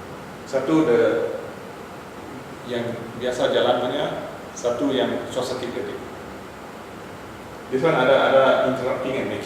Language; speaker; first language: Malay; non-native, local second language; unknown